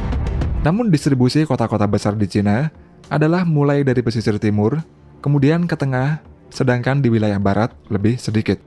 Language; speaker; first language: Indonesian; native; Indonesian